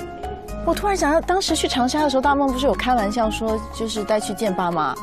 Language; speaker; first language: Chinese; native; Chinese